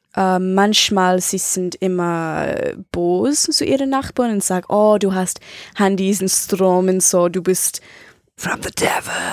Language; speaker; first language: German; non-native, learner; English